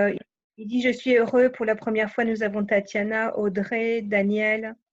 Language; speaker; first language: French; native; French